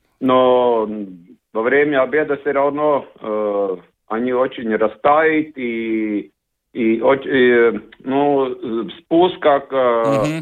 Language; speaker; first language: Russian; non-native, learner; Latvian